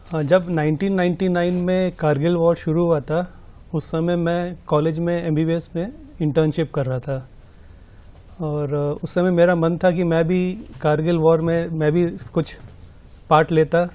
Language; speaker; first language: Hindi; native; Hindi